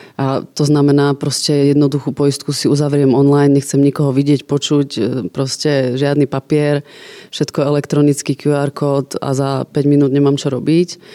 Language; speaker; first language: Slovak; native; Slovak